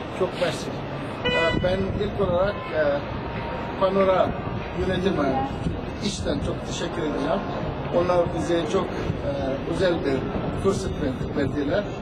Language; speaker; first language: Turkish; non-native, learner; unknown